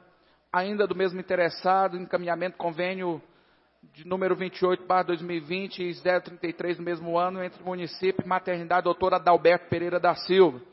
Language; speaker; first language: Portuguese; native; Portuguese